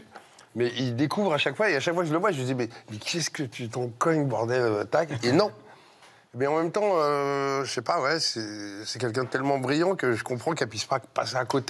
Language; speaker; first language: French; native; French